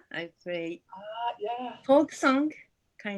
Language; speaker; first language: English; non-native, learner; Japanese